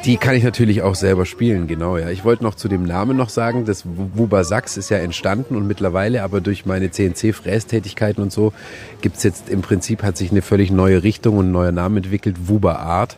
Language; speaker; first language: German; native; German